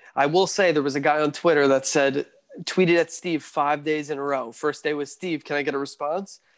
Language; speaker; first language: English; native; English